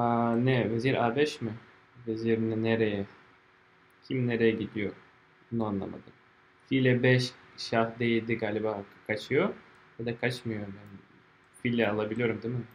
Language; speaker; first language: Turkish; non-native, fluent; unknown